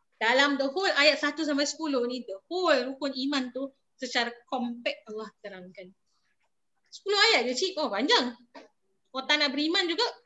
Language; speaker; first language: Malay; native; Malay